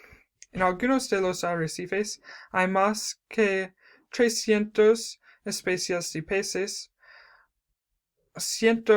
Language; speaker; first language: Spanish; non-native, learner; English